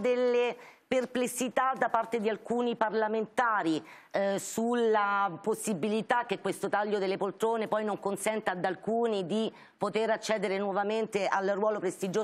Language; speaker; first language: Italian; native; Italian